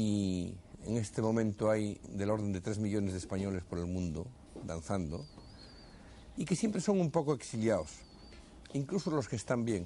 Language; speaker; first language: Spanish; native; Spanish